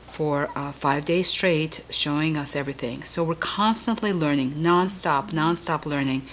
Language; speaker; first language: English; non-native, fluent; Russian